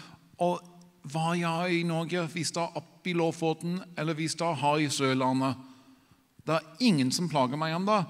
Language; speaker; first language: Norwegian; non-native, fluent; English